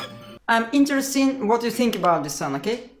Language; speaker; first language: English; non-native, learner; Russian